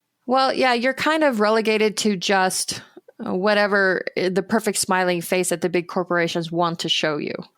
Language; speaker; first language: English; native; English